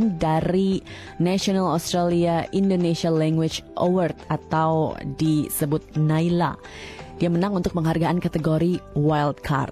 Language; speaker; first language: Indonesian; native; Indonesian